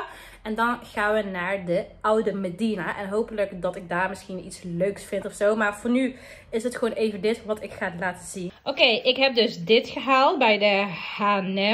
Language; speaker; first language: Dutch; early bilingual, other home language; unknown